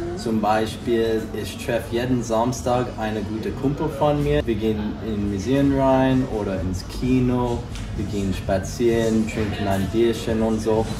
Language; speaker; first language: German; non-native, fluent; English